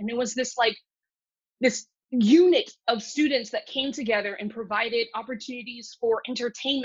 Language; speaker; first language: English; early bilingual, other home language; Cantonese